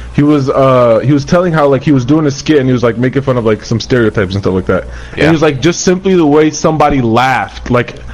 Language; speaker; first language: English; native; English